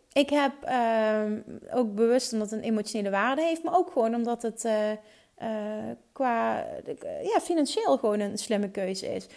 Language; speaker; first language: Dutch; native; Dutch